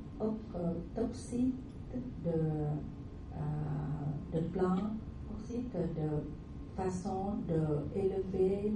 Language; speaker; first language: French; non-native, learner; Vietnamese